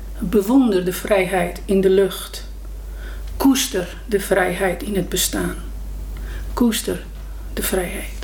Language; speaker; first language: Dutch; non-native, fluent; Persian